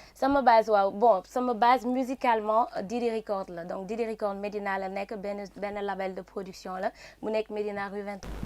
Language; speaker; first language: Wolof; native; Wolof